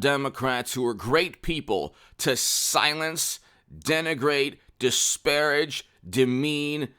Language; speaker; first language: English; native; English